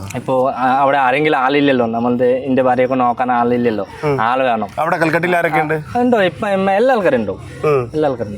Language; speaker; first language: Malayalam; non-native, fluent; Bangla